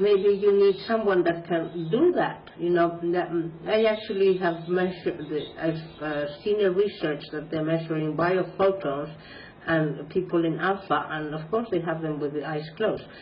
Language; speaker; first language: English; non-native, fluent; Spanish